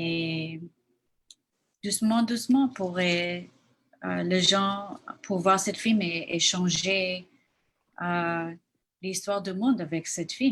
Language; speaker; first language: French; non-native, learner; English